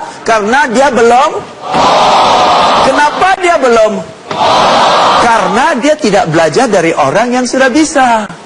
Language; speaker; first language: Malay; non-native, fluent; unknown